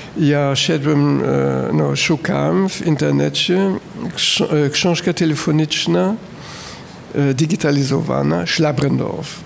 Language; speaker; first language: Polish; non-native, fluent; German